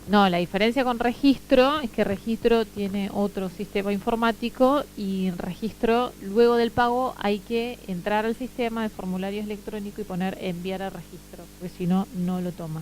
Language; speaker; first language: Spanish; native; Spanish